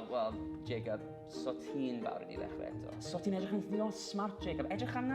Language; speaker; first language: Welsh; native; Welsh